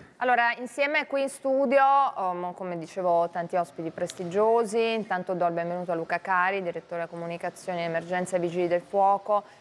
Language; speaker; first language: Italian; native; Italian